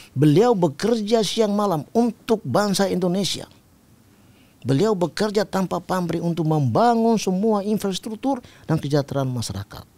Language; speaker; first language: Indonesian; non-native, local second language; Tetum